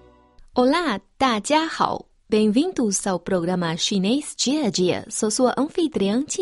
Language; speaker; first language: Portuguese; non-native, fluent; Chinese